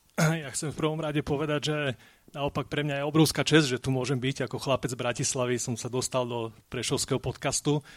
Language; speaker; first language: Slovak; native; Slovak